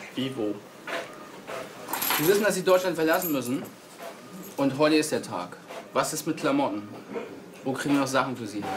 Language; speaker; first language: German; native; German